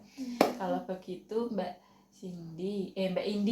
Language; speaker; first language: Indonesian; native; Indonesian